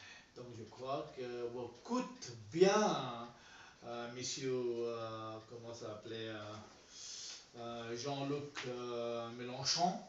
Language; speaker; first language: French; non-native, learner; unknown